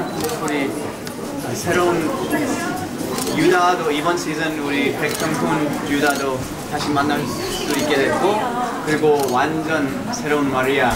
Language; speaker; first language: Korean; early bilingual, heritage; English